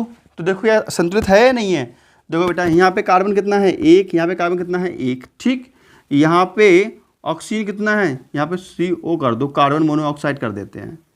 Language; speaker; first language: Hindi; native; Hindi